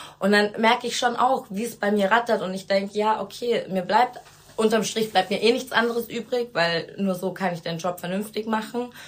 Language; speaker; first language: German; native; German